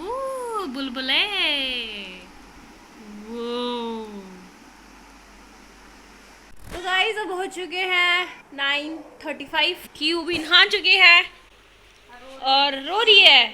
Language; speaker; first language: Hindi; native; Hindi